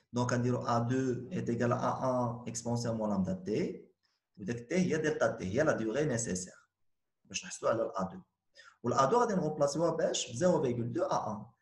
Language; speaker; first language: French; non-native, local second language; Arabic